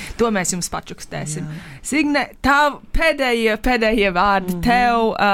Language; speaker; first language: Latvian; native; Latvian